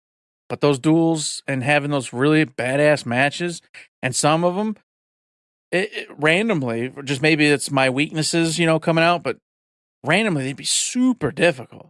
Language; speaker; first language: English; native; English